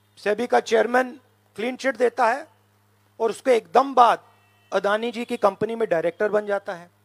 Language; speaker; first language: Hindi; native; Hindi